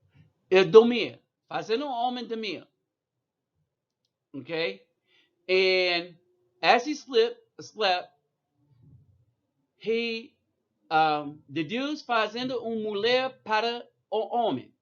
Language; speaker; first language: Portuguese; non-native, learner; English